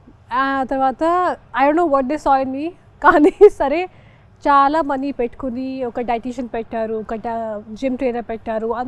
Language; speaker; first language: Telugu; non-native, fluent; Hindi